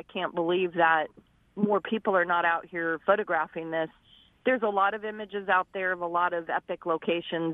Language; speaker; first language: English; native; English